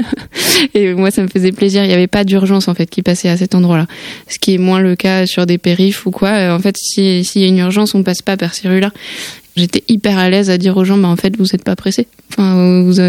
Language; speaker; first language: French; native; French